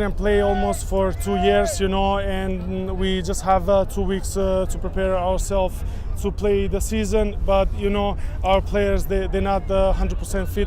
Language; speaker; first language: English; non-native, learner; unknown